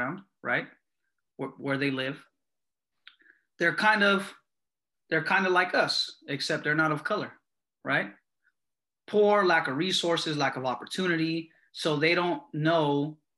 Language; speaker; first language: English; native; English